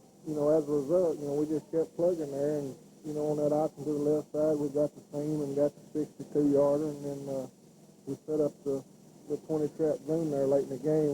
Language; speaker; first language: English; native; English